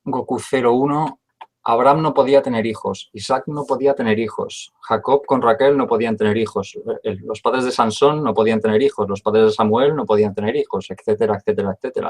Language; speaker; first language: Spanish; native; Spanish